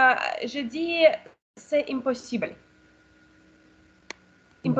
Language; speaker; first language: French; non-native, learner; Russian